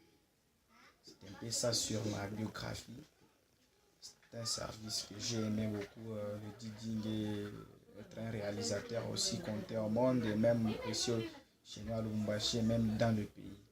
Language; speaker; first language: French; non-native, local second language; Swahili